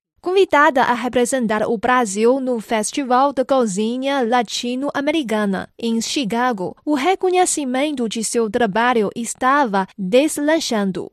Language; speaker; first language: Portuguese; non-native, fluent; Chinese